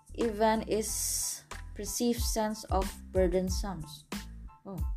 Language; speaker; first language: English; non-native, fluent; Indonesian